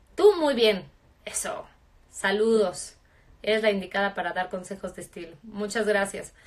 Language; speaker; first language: Spanish; native; Spanish